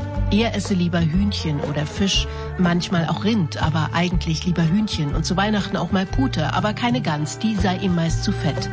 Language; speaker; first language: German; native; German